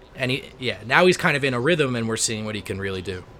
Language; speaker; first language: English; native; English